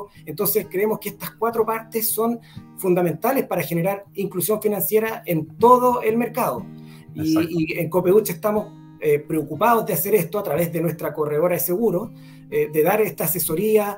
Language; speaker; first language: Spanish; native; Spanish